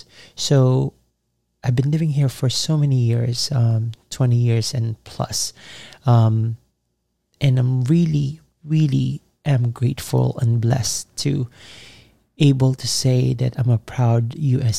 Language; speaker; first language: English; non-native, local second language; Filipino